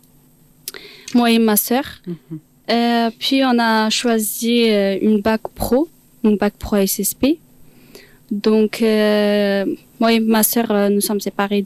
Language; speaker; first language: French; non-native, fluent; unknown